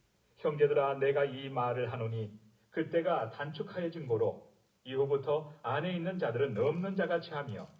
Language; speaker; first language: Korean; native; Korean